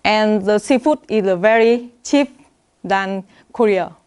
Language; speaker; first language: English; non-native, learner; Vietnamese